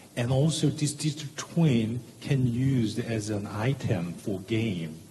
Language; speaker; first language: English; non-native, fluent; Korean